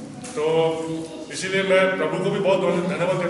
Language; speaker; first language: Hindi; non-native, local second language; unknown